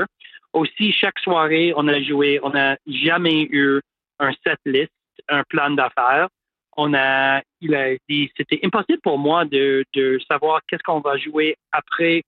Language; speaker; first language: French; non-native, local second language; English